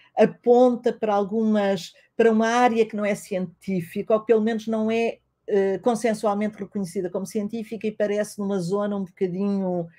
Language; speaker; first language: Portuguese; native; Portuguese